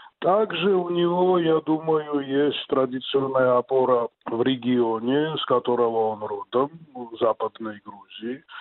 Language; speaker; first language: Russian; non-native, local second language; Georgian